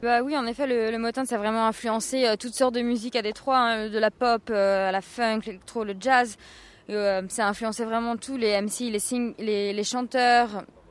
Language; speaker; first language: French; native; French